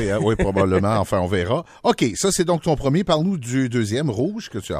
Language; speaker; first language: French; native; French